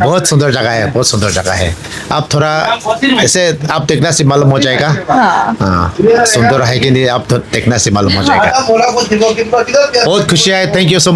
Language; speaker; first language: Hindi; non-native, local second language; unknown